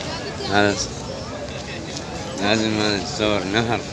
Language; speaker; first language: Arabic; non-native, learner; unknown